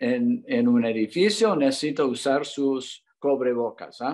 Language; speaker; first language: Spanish; non-native, learner; English